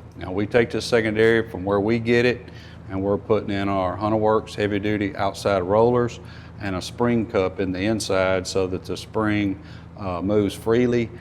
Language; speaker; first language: English; native; English